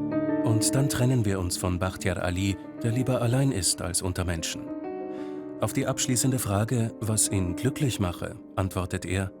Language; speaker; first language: German; native; German